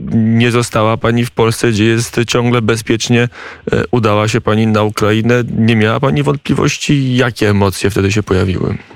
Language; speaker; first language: Polish; native; Polish